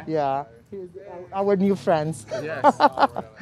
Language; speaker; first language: English; non-native, learner; Spanish